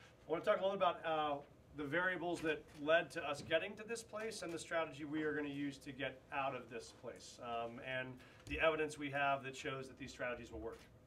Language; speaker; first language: English; native; English